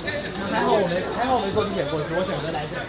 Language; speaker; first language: Chinese; native; Chinese